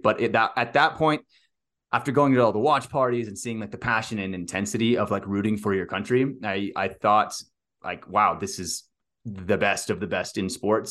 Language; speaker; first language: English; native; English